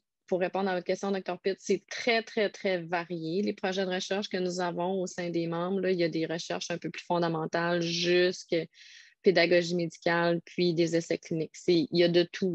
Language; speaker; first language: French; native; French